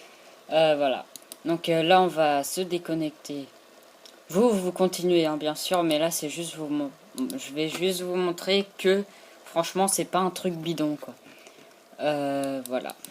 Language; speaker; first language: French; native; French